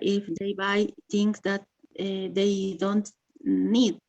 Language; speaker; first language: English; non-native, learner; Spanish